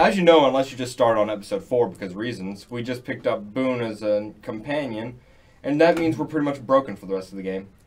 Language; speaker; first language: English; native; English